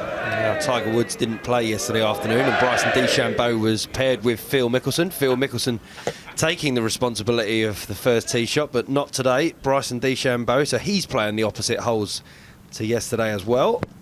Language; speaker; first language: English; native; English